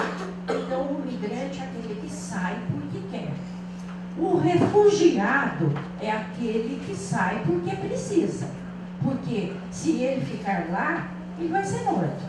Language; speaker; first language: Portuguese; native; Portuguese